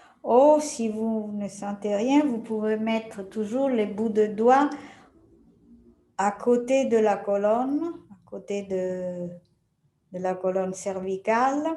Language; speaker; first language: French; non-native, fluent; Italian